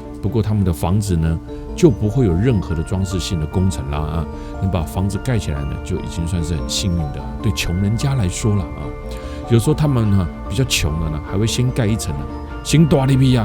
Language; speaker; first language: Chinese; native; Chinese